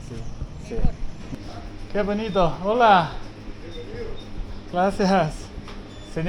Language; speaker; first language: Spanish; non-native, learner; Chinese